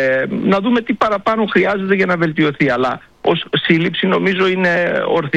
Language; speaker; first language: Greek; native; Greek